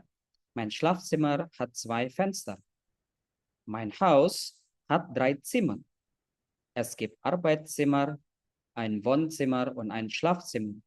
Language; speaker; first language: German; non-native, fluent; Indonesian